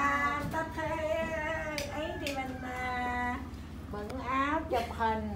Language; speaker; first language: Vietnamese; non-native, local second language; Western Cham